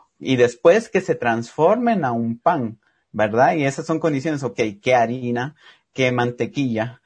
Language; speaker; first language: Spanish; native; Spanish